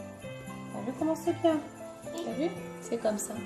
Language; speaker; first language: French; non-native, local second language; Arabic